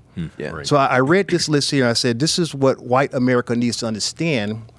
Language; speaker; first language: English; native; English